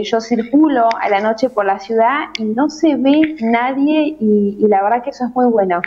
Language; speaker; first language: Spanish; native; Spanish